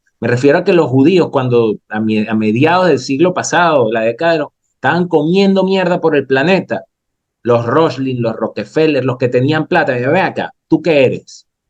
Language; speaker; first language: Spanish; native; Spanish